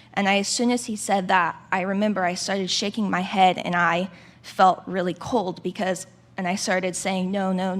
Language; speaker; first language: English; native; English